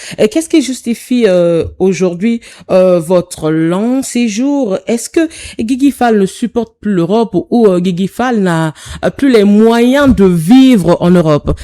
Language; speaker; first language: French; non-native, local second language; Lingala